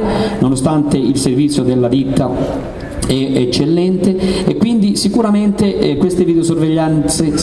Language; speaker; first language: Italian; native; Italian